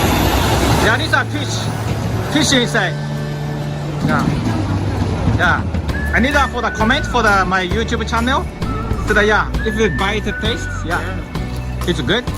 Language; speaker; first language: English; non-native, learner; Japanese